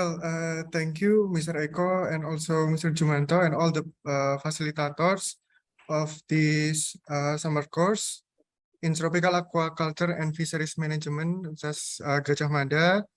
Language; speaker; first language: English; non-native, fluent; Indonesian